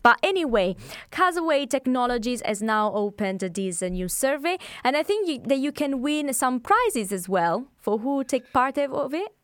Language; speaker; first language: English; non-native, fluent; Italian